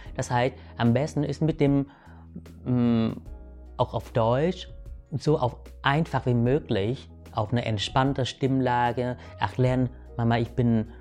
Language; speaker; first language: German; non-native, fluent; Vietnamese